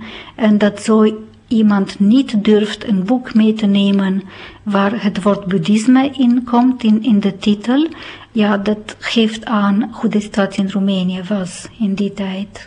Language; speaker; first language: Dutch; non-native, fluent; Romanian